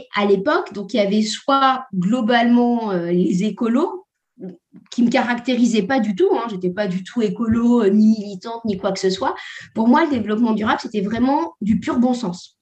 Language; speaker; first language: French; native; French